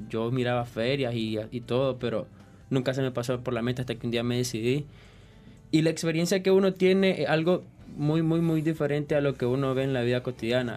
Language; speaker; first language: Spanish; native; Spanish